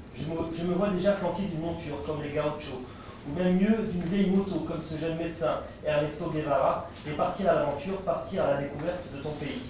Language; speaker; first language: French; native; French